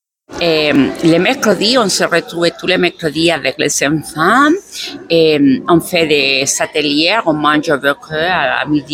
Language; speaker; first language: French; non-native, learner; Spanish